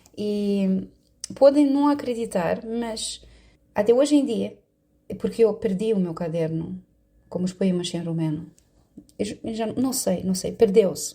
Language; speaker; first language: Portuguese; non-native, fluent; Romanian